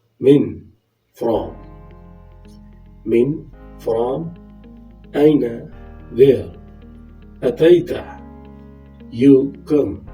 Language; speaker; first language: Arabic; non-native, fluent; Urdu